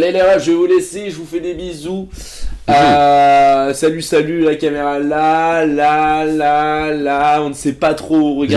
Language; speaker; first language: French; native; French